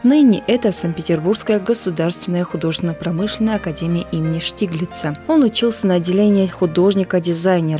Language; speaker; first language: Russian; native; Russian